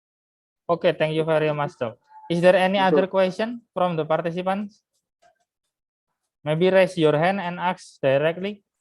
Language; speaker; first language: English; non-native, fluent; Indonesian